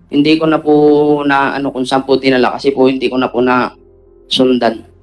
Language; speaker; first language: Filipino; native; Filipino